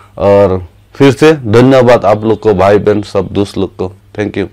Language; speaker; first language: Hindi; non-native, local second language; Khasi